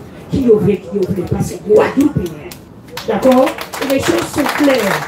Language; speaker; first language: French; native; French